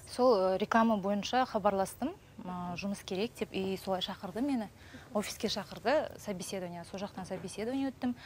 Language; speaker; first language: Kazakh; native; Kazakh